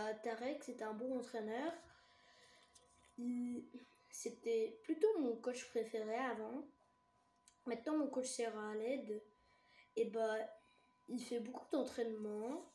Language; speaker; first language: French; early bilingual, other home language; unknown